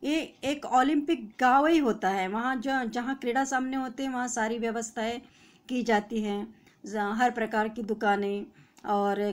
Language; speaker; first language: Hindi; non-native, local second language; Marathi